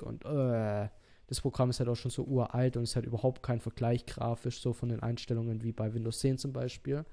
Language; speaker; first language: German; native; German